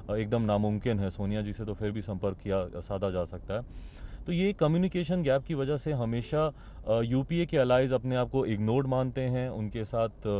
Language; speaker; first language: Hindi; native; Hindi